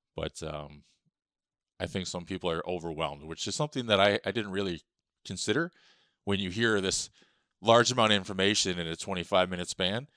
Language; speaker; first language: English; native; English